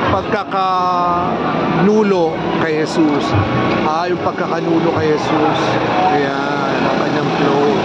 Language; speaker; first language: Filipino; native; Filipino